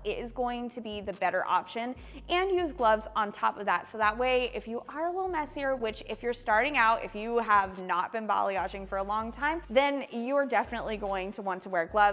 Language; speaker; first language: English; native; English